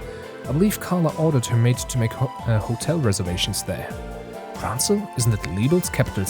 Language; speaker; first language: English; non-native, fluent; German